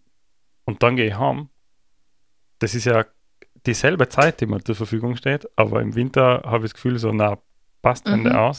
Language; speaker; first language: German; native; German